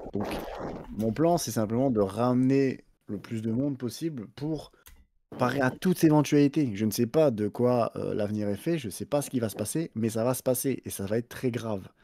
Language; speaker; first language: French; native; French